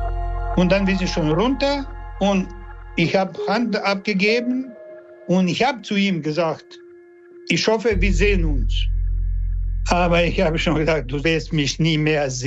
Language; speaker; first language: German; non-native, learner; Serbian